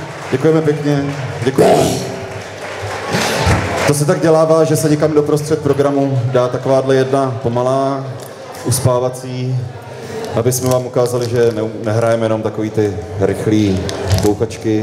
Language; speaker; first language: Czech; native; Czech